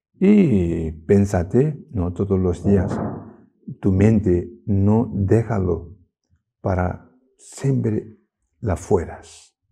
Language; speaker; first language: Spanish; non-native, learner; Tibetan